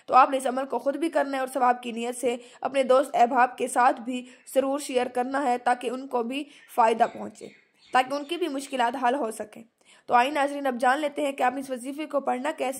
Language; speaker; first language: Urdu; native; Urdu